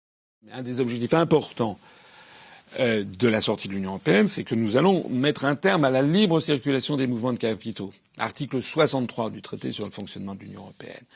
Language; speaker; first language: French; native; French